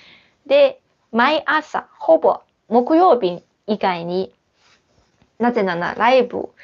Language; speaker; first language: Japanese; non-native, fluent; Chinese